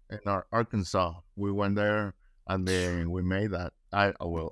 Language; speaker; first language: English; non-native, learner; Spanish